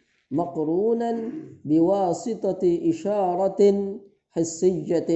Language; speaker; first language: Arabic; non-native, fluent; Indonesian